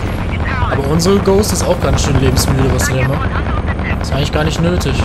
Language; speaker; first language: German; native; German